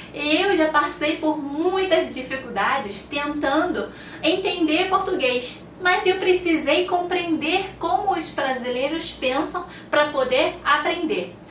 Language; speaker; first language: Portuguese; non-native, fluent; Chinese